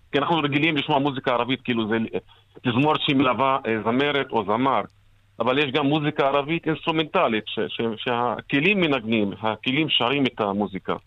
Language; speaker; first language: Hebrew; non-native, local second language; Arabic